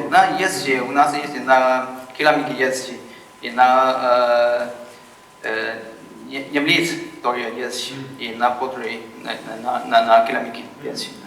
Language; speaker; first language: Russian; non-native, learner; Chinese